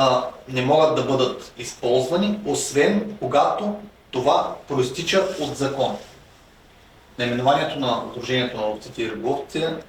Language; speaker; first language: Bulgarian; native; Bulgarian